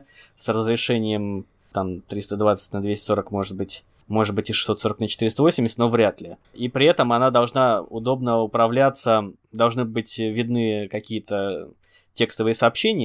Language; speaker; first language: Russian; native; Russian